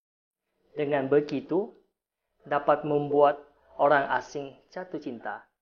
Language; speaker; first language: Indonesian; non-native, fluent; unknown